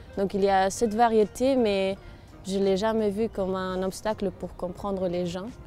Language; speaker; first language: French; non-native, fluent; Spanish